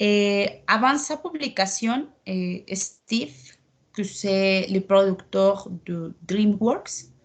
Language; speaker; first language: French; non-native, learner; Spanish